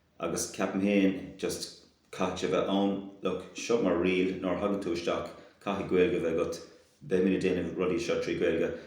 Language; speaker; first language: Irish; non-native, local second language; English